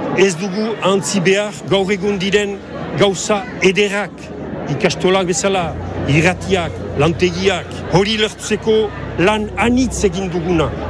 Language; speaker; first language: Basque; native; Basque